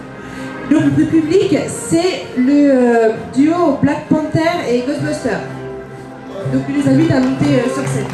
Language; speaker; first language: French; native; French